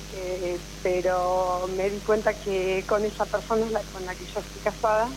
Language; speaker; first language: Spanish; native; Spanish